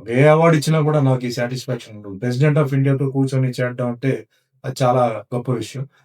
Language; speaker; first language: Telugu; non-native, local second language; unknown